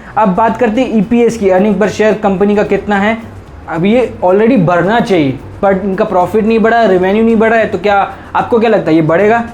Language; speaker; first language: Hindi; native; Hindi